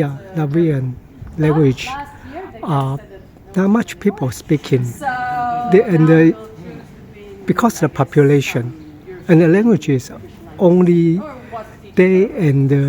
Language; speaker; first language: English; non-native, learner; Chinese